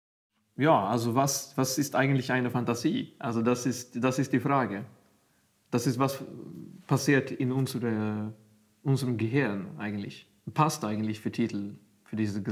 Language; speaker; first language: German; non-native, fluent; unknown